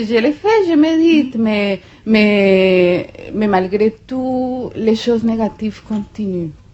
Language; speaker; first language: French; non-native, fluent; Spanish